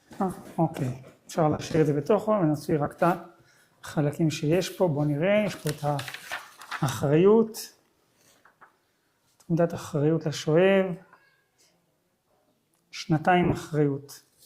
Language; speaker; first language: Hebrew; native; Hebrew